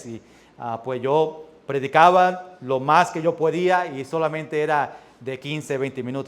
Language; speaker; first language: Spanish; early bilingual, heritage; English